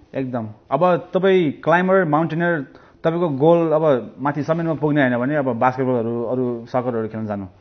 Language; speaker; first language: Nepali; early bilingual, heritage; Nepali